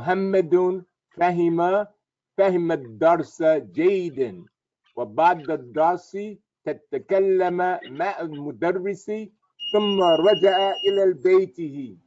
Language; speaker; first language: Arabic; non-native, learner; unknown